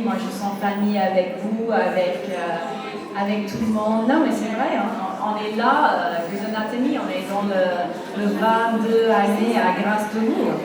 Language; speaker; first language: French; non-native, learner; English